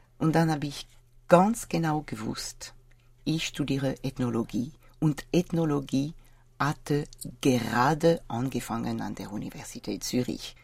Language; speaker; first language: German; non-native, fluent; French